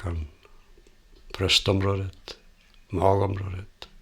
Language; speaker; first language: Swedish; non-native, fluent; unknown